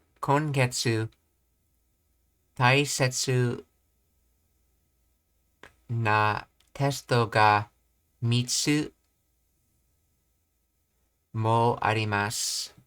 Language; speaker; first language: Japanese; non-native, learner; English